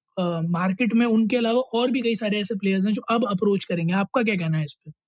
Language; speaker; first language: Hindi; native; Hindi